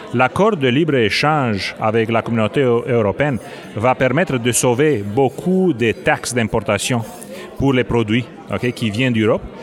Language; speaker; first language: French; non-native, fluent; Romanian